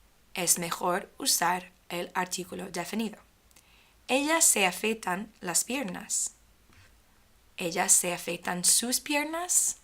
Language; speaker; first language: Spanish; non-native, fluent; English